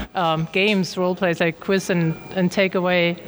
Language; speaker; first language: English; non-native, fluent; German